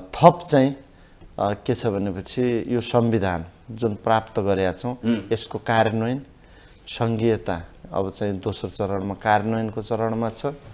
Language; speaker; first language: Nepali; native; Nepali